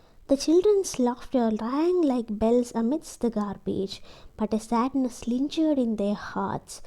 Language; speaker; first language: English; non-native, local second language; Malayalam